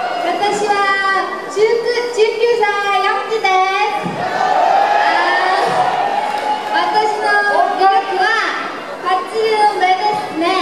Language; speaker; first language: Japanese; non-native, learner; Korean